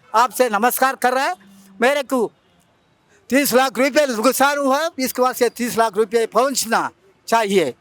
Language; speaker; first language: Hindi; non-native, local second language; Telugu